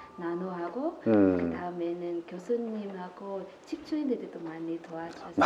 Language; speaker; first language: Korean; non-native, learner; Vietnamese